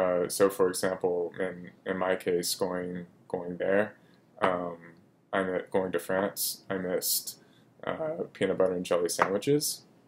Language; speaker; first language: English; native; English